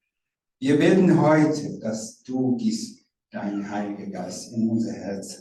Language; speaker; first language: German; non-native, learner; Rundi